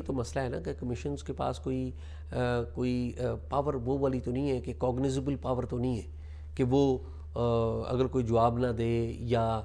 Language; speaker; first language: Urdu; native; Urdu